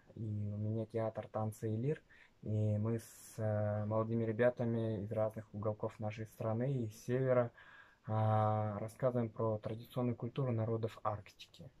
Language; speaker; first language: Russian; non-native, local second language; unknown